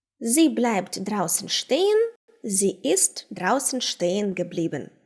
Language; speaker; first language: German; non-native, fluent; Ukrainian